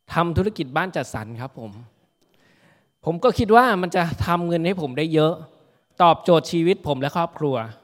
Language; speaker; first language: Thai; native; Thai